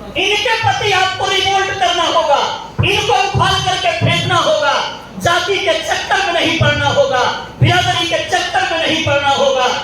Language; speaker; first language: Hindi; native; Hindi